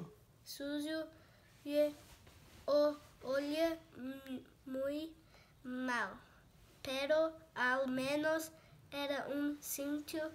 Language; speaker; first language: Spanish; non-native, learner; Portuguese